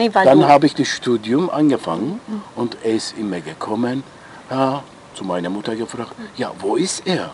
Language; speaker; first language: German; non-native, local second language; Turkish